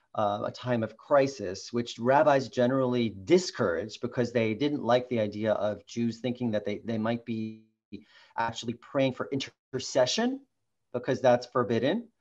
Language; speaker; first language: English; native; English